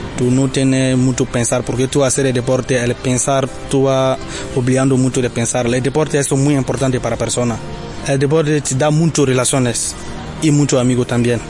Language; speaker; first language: Spanish; non-native, learner; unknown